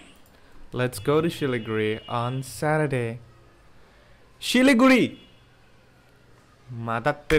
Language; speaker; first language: English; non-native, learner; Bangla